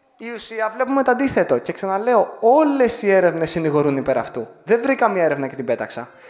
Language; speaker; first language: Greek; native; Greek